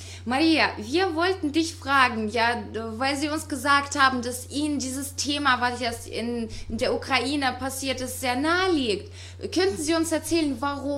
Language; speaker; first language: German; non-native, fluent; Russian